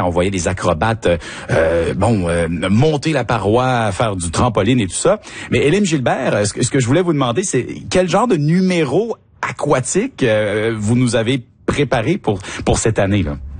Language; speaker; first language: French; native; French